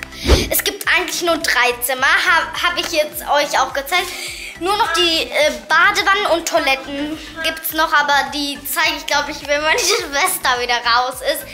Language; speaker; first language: German; early bilingual, other home language; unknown